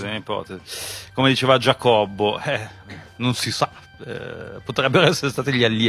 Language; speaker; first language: Italian; native; Italian